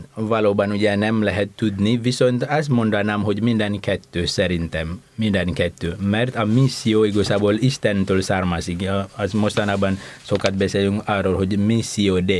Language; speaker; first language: Hungarian; non-native, fluent; Indonesian